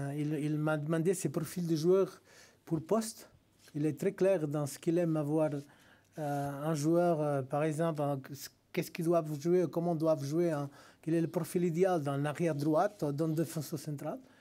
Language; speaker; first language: French; non-native, fluent; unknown